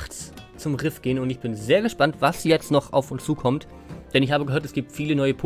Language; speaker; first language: German; native; German